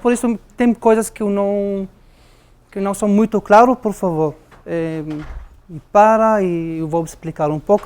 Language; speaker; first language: Portuguese; non-native, learner; Arabic